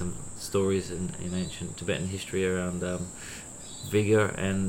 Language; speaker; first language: English; native; English